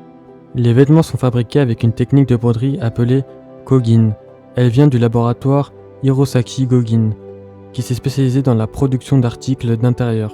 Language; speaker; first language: French; native; French